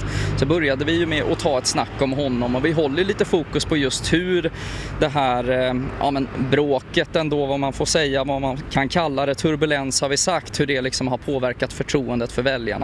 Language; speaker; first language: Swedish; native; Swedish